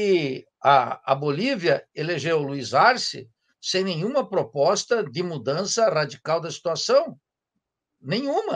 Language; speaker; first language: Portuguese; native; Portuguese